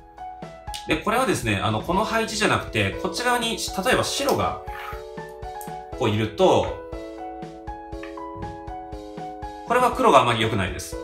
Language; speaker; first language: Japanese; native; Japanese